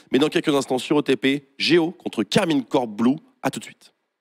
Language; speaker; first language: French; native; French